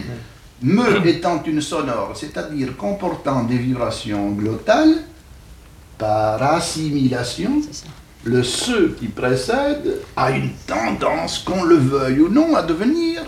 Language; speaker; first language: French; native; French